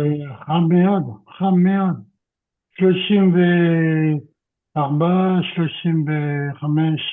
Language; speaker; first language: Hebrew; non-native, learner; French